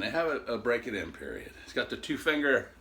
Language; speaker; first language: English; native; English